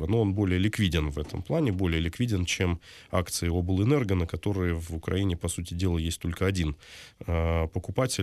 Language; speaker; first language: Russian; native; Russian